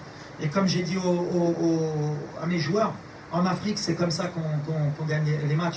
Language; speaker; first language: French; native; French